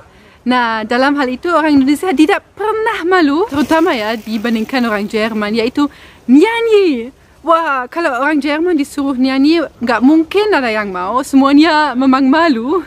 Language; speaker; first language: Indonesian; non-native, fluent; German